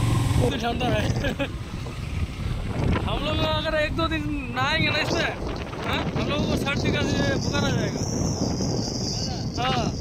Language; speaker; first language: Hindi; non-native, local second language; Bangla